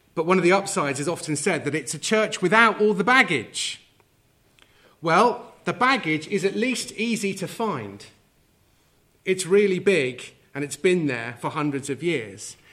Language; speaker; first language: English; native; English